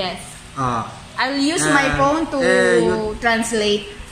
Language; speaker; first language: English; non-native, learner; Filipino